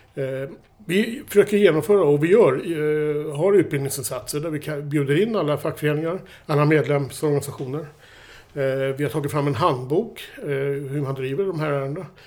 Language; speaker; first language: Swedish; native; Swedish